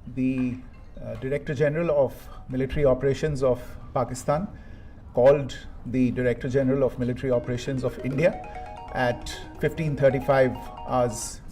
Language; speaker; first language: English; non-native, local second language; Hindi